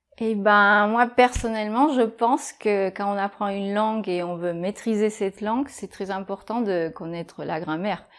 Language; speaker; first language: French; non-native, fluent; Japanese